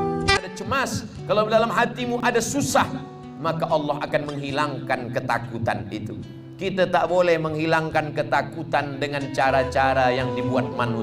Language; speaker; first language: Malay; native; Malay